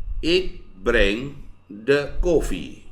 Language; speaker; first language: Dutch; non-native, fluent; Thai